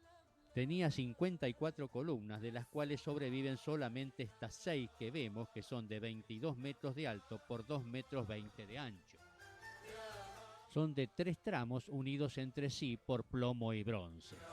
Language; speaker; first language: Spanish; native; Spanish